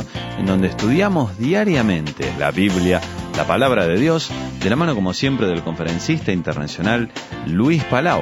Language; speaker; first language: Spanish; native; Spanish